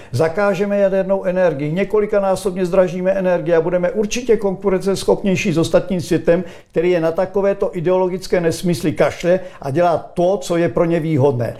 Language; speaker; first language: Czech; native; Czech